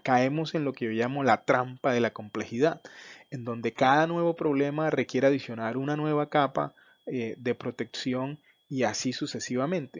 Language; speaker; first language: Spanish; native; Spanish